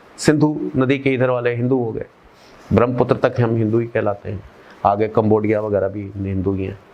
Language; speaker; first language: Hindi; non-native, local second language; Punjabi